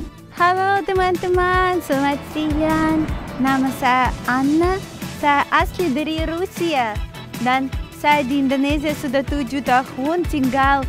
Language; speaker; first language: Indonesian; non-native, fluent; Russian